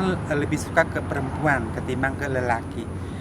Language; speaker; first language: Indonesian; native; Indonesian